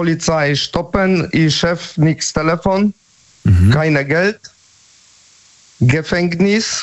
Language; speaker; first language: German; non-native, learner; Polish